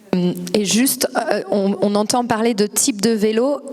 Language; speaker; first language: French; native; French